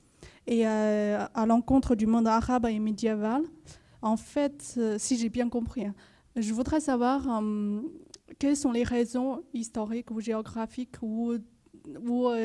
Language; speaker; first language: French; non-native, fluent; Chinese